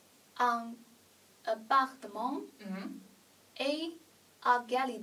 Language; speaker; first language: French; non-native, learner; Chinese